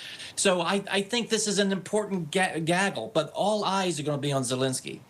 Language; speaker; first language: English; native; English